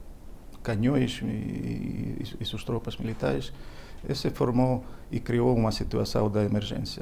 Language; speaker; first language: Portuguese; non-native, fluent; Ukrainian